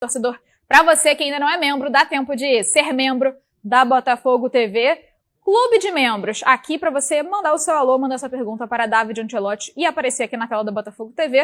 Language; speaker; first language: Portuguese; native; Portuguese